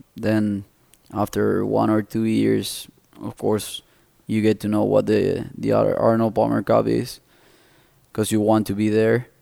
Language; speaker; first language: English; non-native, fluent; Spanish